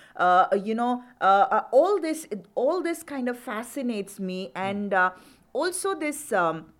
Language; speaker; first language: English; non-native, local second language; Hindi